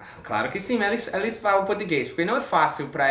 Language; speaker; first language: Portuguese; non-native, learner; English